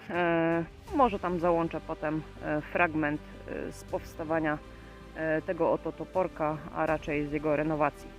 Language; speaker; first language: Polish; native; Polish